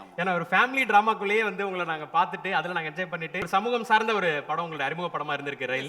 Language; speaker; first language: Tamil; native; Tamil